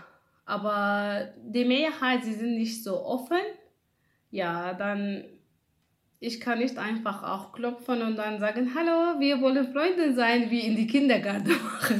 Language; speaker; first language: German; non-native, learner; Arabic